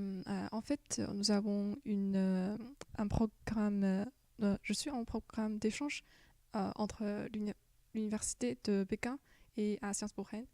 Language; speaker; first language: French; non-native, fluent; Chinese